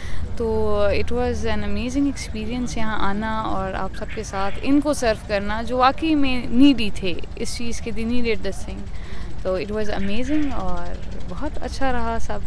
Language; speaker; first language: Urdu; native; Urdu